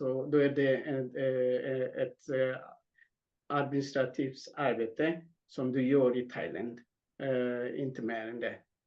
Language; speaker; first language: Swedish; non-native, fluent; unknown